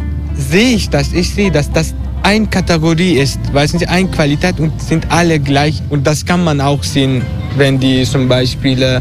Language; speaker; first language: German; non-native, learner; Turkish